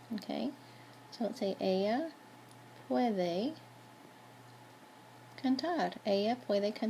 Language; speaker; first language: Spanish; non-native, fluent; English